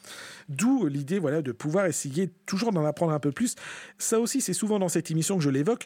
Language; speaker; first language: French; native; French